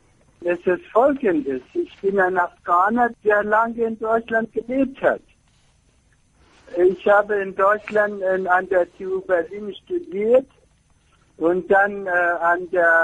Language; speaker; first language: German; non-native, fluent; Persian